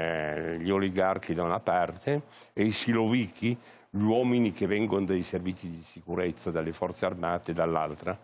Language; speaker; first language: Italian; native; Italian